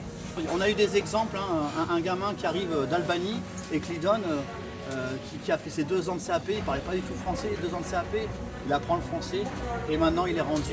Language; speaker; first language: French; native; French